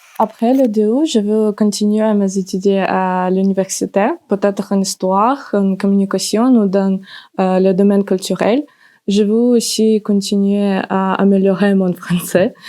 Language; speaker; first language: French; non-native, learner; Ukrainian